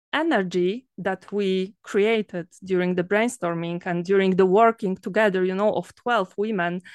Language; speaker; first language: English; non-native, fluent; Polish